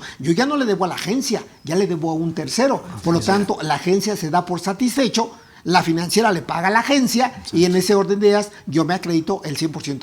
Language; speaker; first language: Spanish; native; Spanish